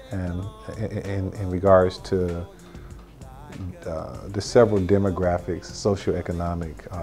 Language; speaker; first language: English; native; English